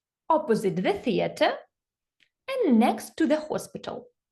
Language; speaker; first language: English; non-native, fluent; Ukrainian